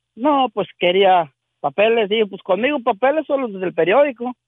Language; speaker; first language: Spanish; native; Spanish